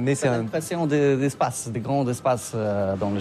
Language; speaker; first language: French; non-native, learner; Polish